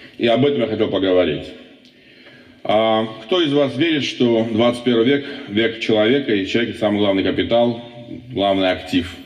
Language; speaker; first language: Russian; non-native, local second language; Armenian